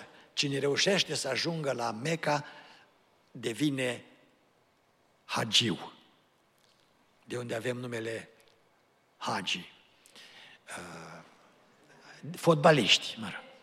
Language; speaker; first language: Romanian; native; Romanian